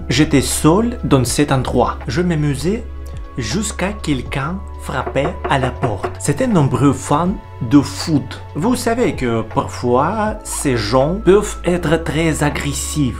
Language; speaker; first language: French; non-native, learner; Russian